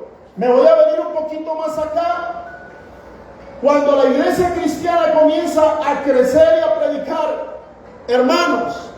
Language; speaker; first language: Spanish; native; Spanish